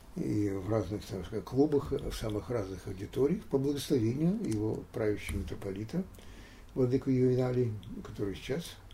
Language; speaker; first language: Russian; native; Russian